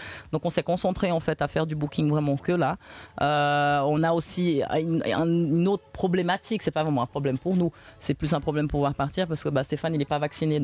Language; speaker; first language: French; native; French